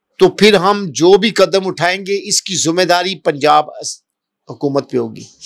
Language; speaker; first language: Urdu; non-native, local second language; Punjabi